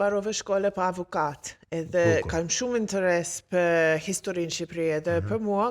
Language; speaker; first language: Albanian; non-native, learner; English